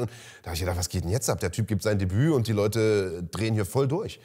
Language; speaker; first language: German; native; German